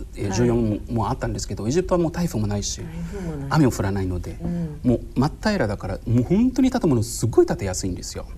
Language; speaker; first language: Japanese; non-native, fluent; Arabic